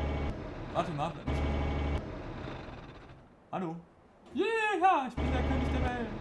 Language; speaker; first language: German; native; German